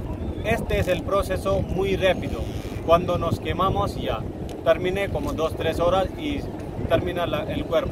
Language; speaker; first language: Spanish; non-native, learner; Hindi